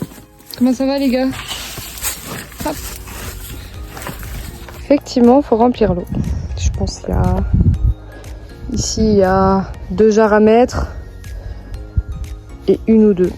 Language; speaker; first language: French; native; French